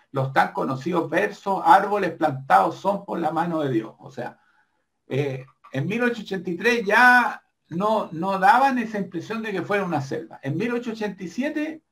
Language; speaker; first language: Spanish; native; Spanish